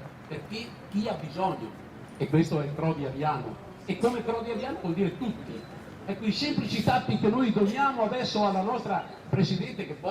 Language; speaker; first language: Italian; native; Italian